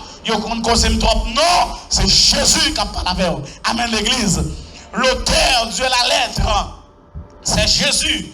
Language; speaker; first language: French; non-native, local second language; Haitian Creole